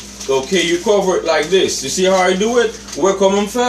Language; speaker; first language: English; non-native, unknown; Haitian Creole